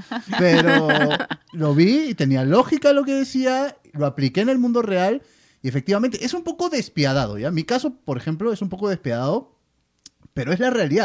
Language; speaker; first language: Spanish; native; Spanish